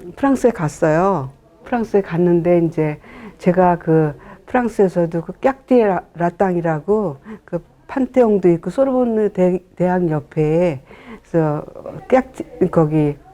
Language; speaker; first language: Korean; native; Korean